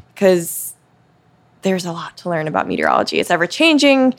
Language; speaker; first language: English; native; English